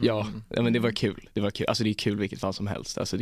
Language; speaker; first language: Swedish; native; Swedish